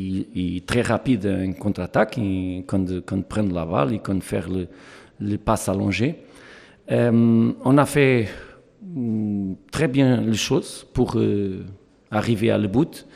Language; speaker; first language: French; non-native, learner; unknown